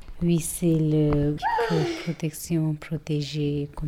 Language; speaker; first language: French; non-native, learner; Tibetan